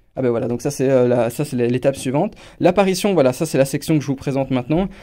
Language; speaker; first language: French; non-native, fluent; English